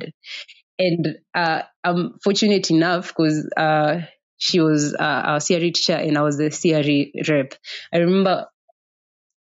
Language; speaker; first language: English; non-native, local second language; Kikuyu